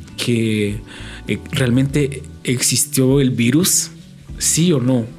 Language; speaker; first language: Spanish; native; Spanish